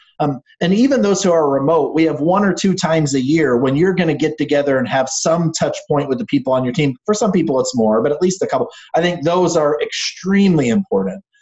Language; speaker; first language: English; native; English